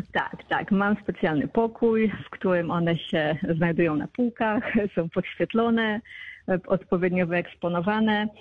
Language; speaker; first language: Polish; native; Polish